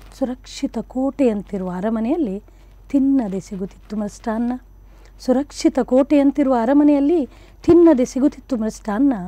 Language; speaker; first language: Kannada; non-native, local second language; Konkani